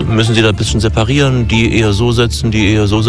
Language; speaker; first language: German; native; German